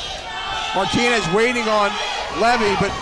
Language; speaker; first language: English; native; English